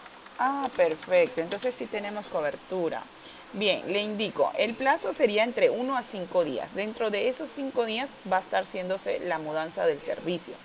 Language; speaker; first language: Spanish; native; Spanish